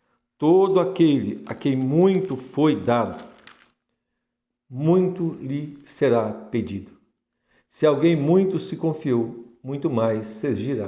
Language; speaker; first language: Portuguese; native; Portuguese